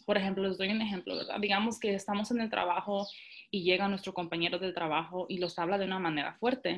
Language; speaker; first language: Spanish; early bilingual, heritage; Spanish